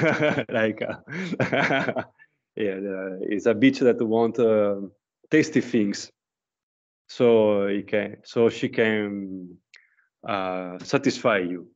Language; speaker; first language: English; non-native, learner; Italian